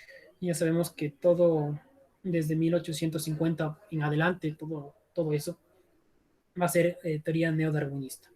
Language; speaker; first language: Spanish; native; Spanish